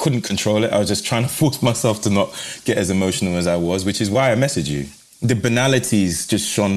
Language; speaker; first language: English; native; English